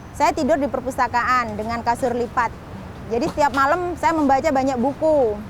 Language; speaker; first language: Indonesian; native; Indonesian